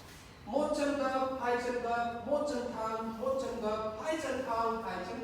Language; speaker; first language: Vietnamese; non-native, learner; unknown